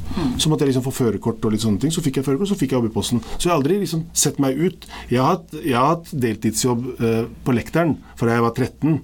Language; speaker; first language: Norwegian; early bilingual, other home language; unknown